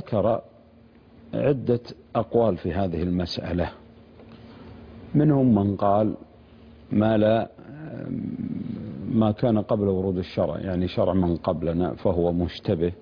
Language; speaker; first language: Arabic; native; Arabic